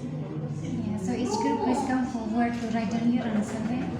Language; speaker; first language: English; non-native, fluent; Indonesian